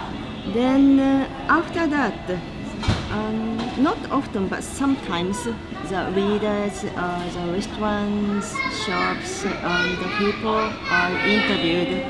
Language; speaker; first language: English; non-native, learner; Japanese